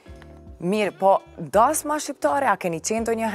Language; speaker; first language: Albanian; native; Albanian